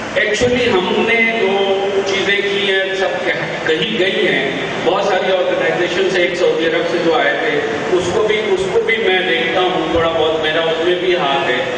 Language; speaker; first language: Urdu; native; Urdu